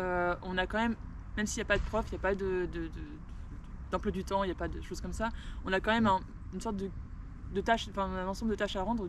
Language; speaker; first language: French; native; French